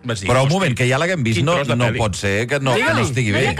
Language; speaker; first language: Catalan; native; Catalan